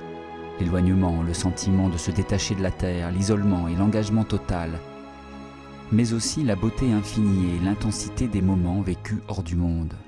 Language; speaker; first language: French; native; French